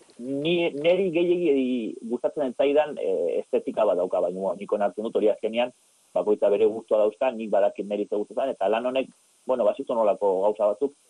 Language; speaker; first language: Basque; native; Basque